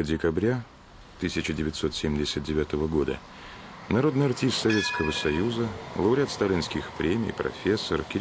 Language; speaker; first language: Russian; native; Russian